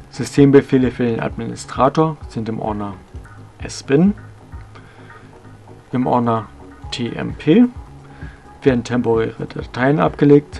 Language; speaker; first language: German; native; German